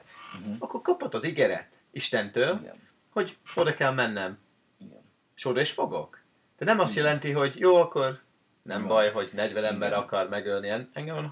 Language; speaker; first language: Hungarian; non-native, learner; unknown